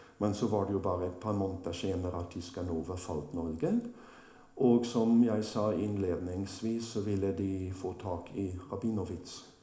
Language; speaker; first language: Norwegian; non-native, fluent; German